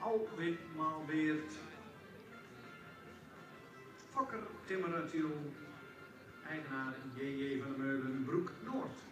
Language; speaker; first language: Dutch; native; Dutch